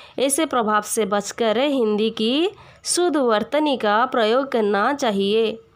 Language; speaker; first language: Hindi; non-native, local second language; Odia